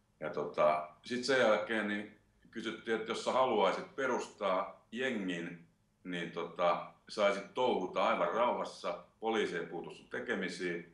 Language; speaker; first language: Finnish; native; Finnish